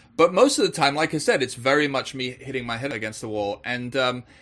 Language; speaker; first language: English; native; English